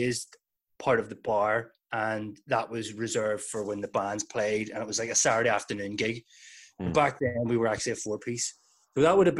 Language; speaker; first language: English; native; English